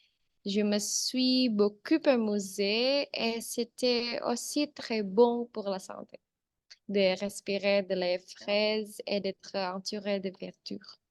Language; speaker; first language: French; non-native, learner; Indonesian